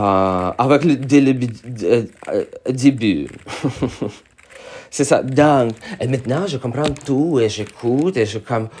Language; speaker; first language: French; non-native, learner; Russian